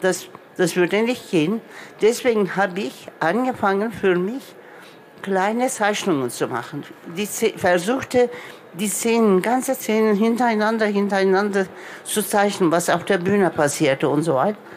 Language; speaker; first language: German; non-native, local second language; Turkish